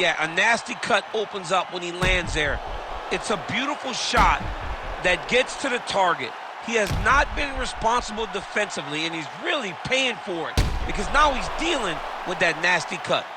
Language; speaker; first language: English; native; English